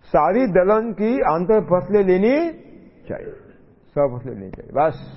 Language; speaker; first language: Hindi; non-native, local second language; Marathi